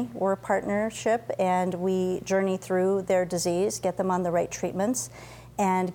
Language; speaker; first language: English; native; English